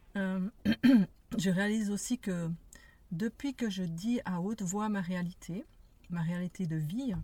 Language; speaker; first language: French; native; French